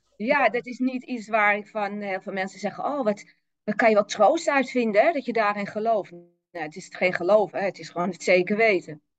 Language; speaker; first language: Dutch; native; Dutch